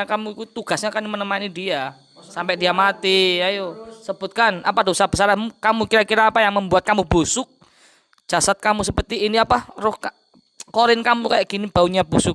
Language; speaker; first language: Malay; non-native, local second language; Javanese